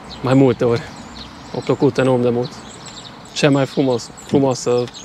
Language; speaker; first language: Romanian; non-native, local second language; Hungarian